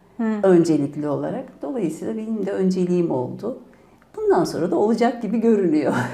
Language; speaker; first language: Turkish; native; Turkish